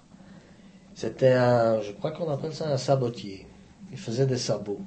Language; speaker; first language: French; native; French